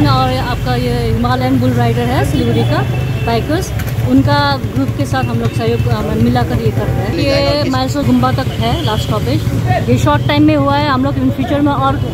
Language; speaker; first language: Hindi; non-native, local second language; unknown